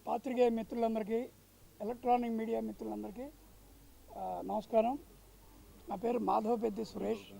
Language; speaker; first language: Telugu; native; Telugu